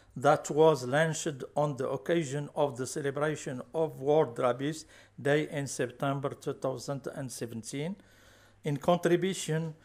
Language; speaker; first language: English; non-native, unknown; Arabic